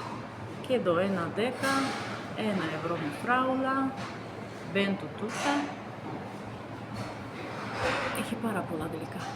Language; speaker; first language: Greek; non-native, fluent; Russian